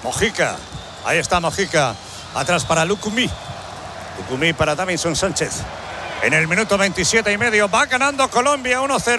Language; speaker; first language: Spanish; native; Spanish